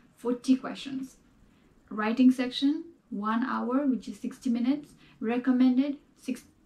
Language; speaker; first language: English; non-native, local second language; Nepali